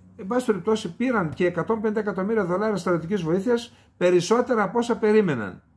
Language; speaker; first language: Greek; native; Greek